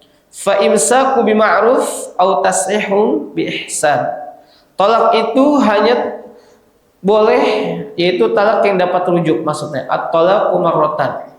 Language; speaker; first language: Indonesian; native; Indonesian